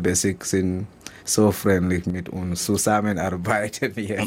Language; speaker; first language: German; non-native, learner; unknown